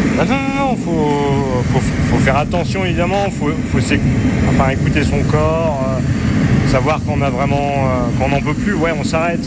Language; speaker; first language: French; native; French